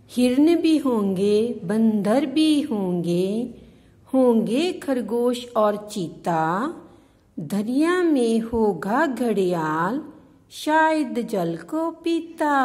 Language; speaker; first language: Hindi; non-native, local second language; Punjabi